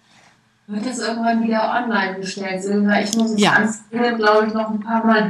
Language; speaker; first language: German; native; German